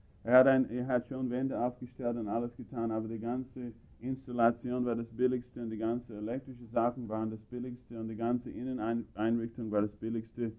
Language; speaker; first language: German; non-native, fluent; English